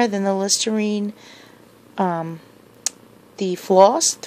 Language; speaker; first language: English; native; English